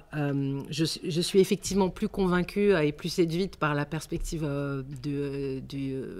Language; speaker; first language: French; native; French